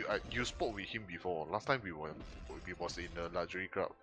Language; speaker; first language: English; non-native, local second language; Chinese